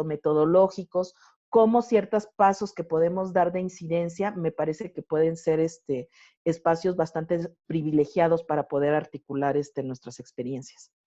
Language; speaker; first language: Spanish; native; Spanish